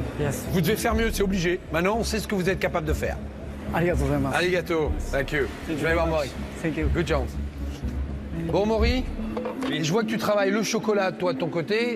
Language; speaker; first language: French; native; French